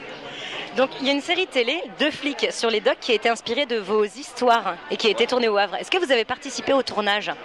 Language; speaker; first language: French; native; French